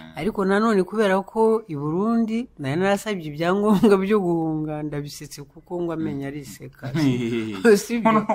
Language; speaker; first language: Kinyarwanda; early bilingual, heritage; Kinyarwanda